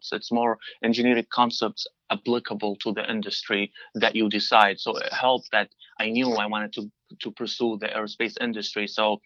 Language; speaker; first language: English; non-native, fluent; Arabic